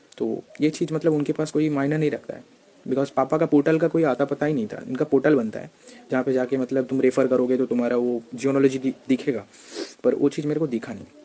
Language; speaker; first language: Hindi; non-native, local second language; Bangla